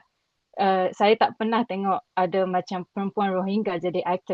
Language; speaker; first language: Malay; non-native, local second language; Rohingya